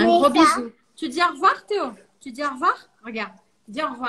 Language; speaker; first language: French; non-native, fluent; Portuguese